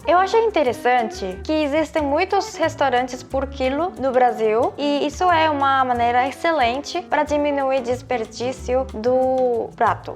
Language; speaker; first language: Portuguese; non-native, fluent; Korean